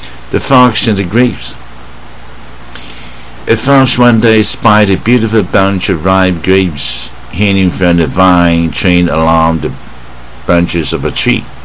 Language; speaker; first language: English; non-native, fluent; Chinese